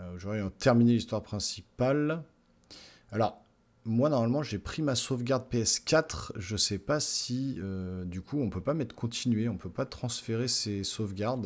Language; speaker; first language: French; native; French